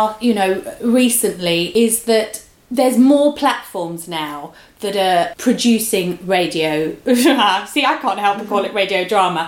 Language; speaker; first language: English; native; English